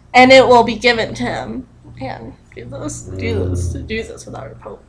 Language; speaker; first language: English; native; English